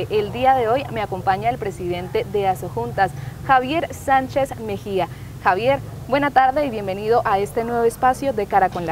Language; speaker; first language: Spanish; native; Spanish